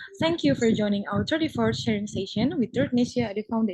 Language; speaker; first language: English; non-native, fluent; Indonesian